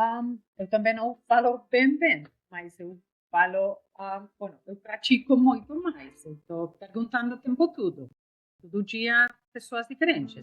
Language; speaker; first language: Portuguese; non-native, learner; Spanish